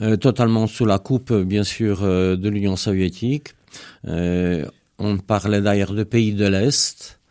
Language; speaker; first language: French; non-native, fluent; Polish